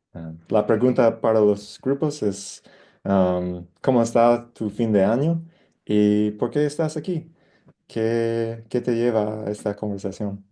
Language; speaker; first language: Spanish; non-native, fluent; English